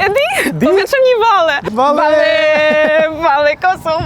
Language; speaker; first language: Albanian; early bilingual, heritage; Albanian